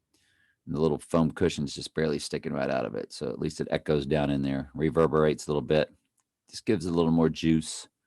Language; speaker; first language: English; native; English